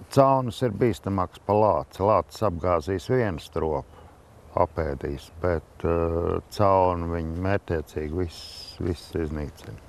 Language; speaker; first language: Latvian; native; Latvian